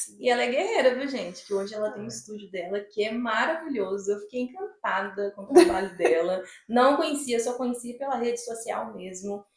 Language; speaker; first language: Portuguese; native; Portuguese